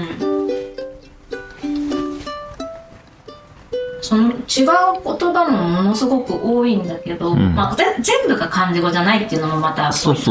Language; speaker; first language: Japanese; native; Japanese